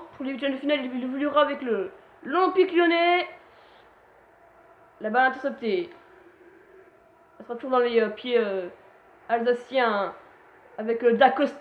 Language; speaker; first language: French; native; French